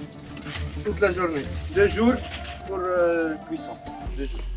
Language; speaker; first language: French; non-native, learner; Arabic